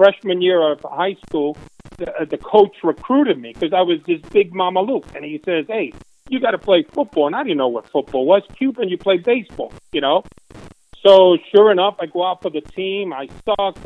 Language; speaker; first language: English; early bilingual, other home language; Spanish